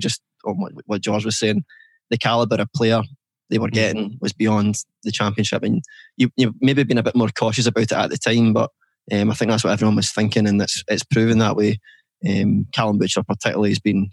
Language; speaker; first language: English; native; English